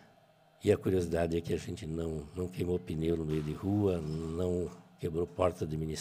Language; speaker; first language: Portuguese; native; Portuguese